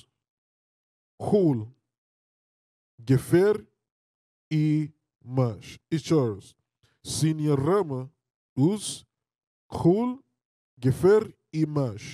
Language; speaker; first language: Russian; non-native, learner; English